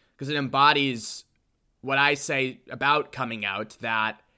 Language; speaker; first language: English; native; English